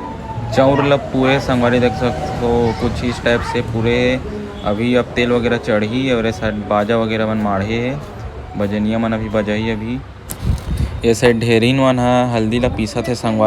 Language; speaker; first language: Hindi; non-native, local second language; Chhattisgarhi